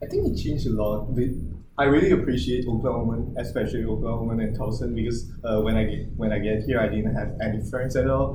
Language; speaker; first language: English; non-native, local second language; Chinese